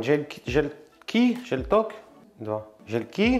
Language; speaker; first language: Russian; non-native, learner; French